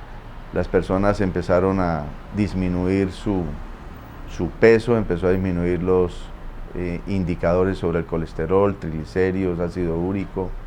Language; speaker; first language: Spanish; native; Spanish